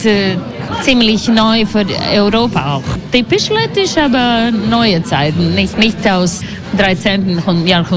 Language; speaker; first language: German; non-native, learner; Latvian